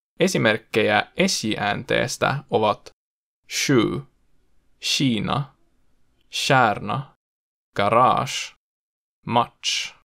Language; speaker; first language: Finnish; non-native, fluent; Swedish